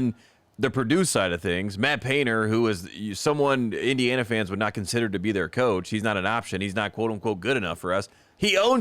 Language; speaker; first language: English; native; English